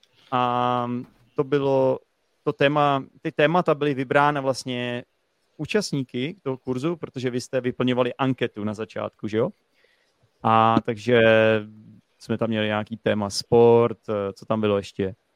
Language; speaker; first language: Czech; native; Czech